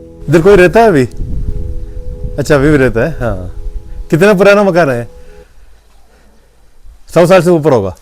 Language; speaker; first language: Hindi; non-native, local second language; Malayalam